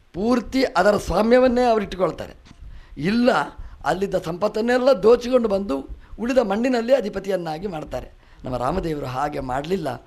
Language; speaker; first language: Kannada; non-native, local second language; Tulu